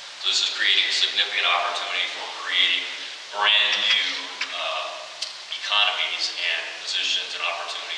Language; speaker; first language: English; native; English